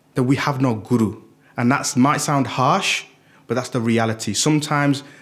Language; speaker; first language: English; native; English